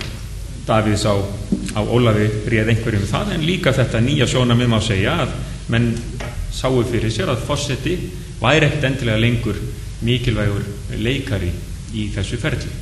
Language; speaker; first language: Icelandic; native; Icelandic